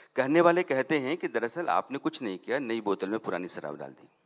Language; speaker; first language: Hindi; native; Hindi